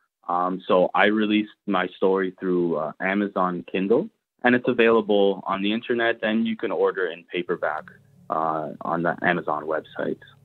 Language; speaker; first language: English; early bilingual, other home language; Portuguese